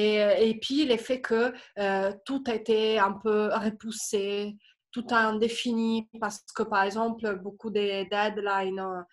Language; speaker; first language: French; non-native, fluent; Italian